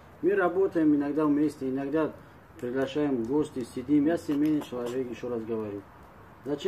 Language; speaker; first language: Russian; non-native, learner; Tajik